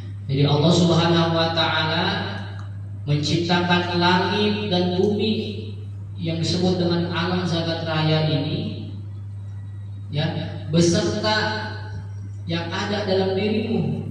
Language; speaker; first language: Indonesian; native; Indonesian